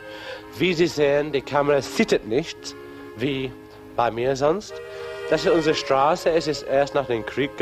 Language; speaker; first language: German; non-native, fluent; English